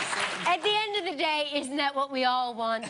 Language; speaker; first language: English; native; English